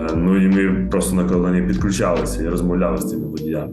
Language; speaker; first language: Ukrainian; native; Ukrainian